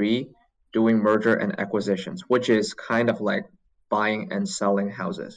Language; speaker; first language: English; non-native, local second language; Cantonese